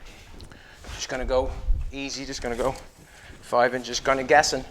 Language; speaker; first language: English; native; English